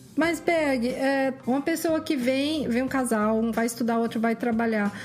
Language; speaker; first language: Portuguese; native; Portuguese